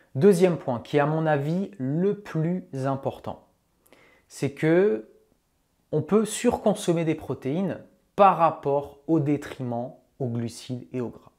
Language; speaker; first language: French; native; French